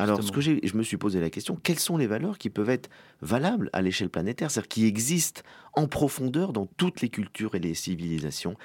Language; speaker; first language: French; native; French